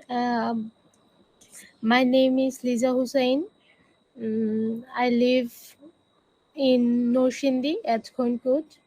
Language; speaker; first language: English; non-native, learner; Bangla